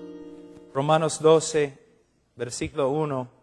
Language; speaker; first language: Spanish; non-native, fluent; English